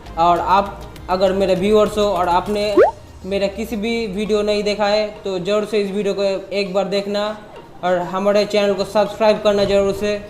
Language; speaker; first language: Hindi; non-native, local second language; Bangla